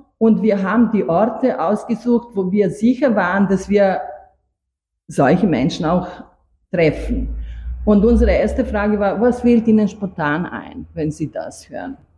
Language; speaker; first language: German; non-native, fluent; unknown